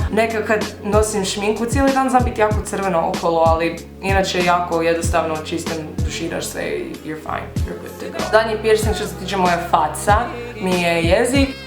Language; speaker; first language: Bosnian; early bilingual, heritage; Croatian